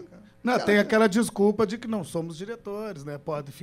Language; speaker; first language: Portuguese; native; Portuguese